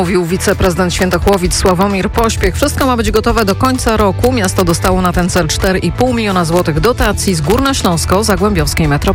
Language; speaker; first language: Polish; native; Polish